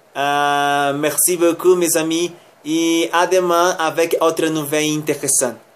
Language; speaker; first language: French; non-native, learner; Spanish